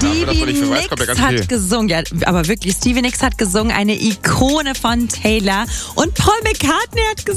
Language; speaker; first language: German; native; German